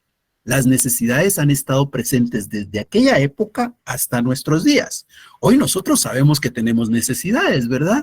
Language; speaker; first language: Spanish; native; Spanish